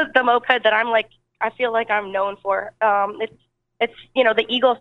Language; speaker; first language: English; native; English